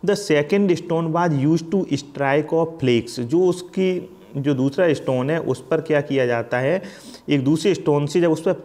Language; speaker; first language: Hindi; native; Hindi